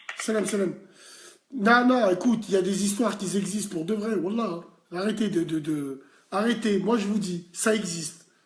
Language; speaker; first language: French; early bilingual, other home language; Arabic